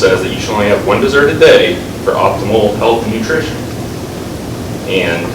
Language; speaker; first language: English; native; English